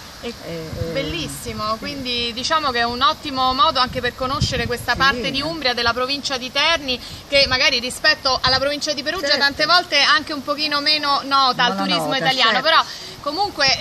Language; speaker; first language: Italian; native; Italian